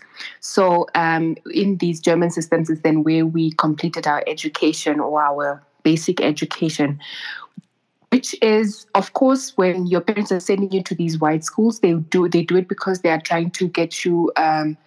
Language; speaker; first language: English; non-native, local second language; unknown